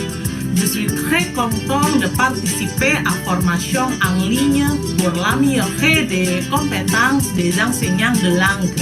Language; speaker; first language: French; non-native, fluent; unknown